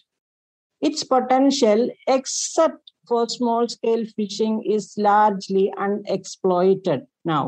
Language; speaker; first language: English; non-native, local second language; Malayalam